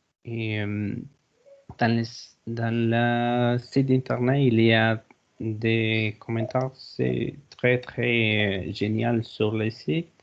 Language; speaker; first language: French; non-native, learner; Spanish